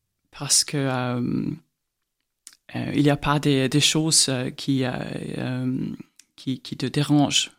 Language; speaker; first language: French; non-native, fluent; Estonian